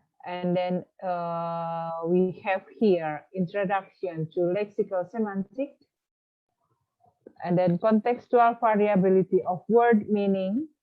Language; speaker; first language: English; non-native, fluent; Indonesian